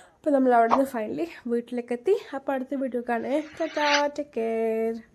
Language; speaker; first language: Malayalam; early bilingual, heritage; Malayalam